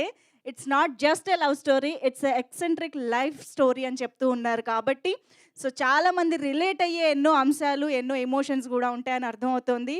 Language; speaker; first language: Telugu; native; Telugu